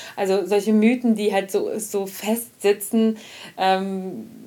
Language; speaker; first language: German; non-native, fluent; Ukrainian